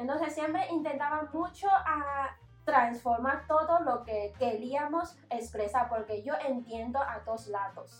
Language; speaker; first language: Spanish; non-native, learner; Chinese